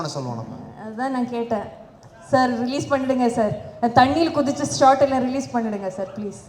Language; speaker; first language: Tamil; non-native, fluent; Malayalam